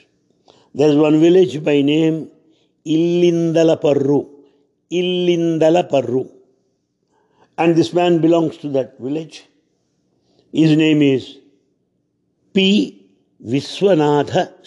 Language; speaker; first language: English; non-native, local second language; Telugu